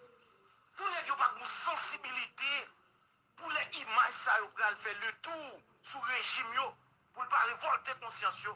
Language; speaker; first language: Haitian Creole; native; Haitian Creole